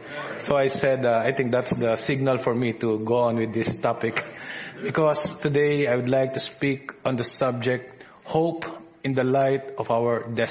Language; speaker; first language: English; non-native, local second language; Filipino